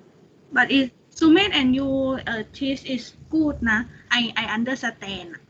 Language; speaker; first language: English; non-native, learner; Thai